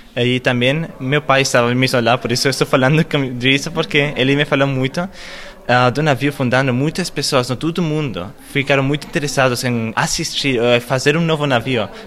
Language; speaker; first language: Portuguese; non-native, learner; German